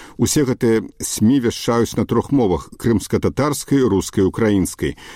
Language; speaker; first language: Belarusian; native; Belarusian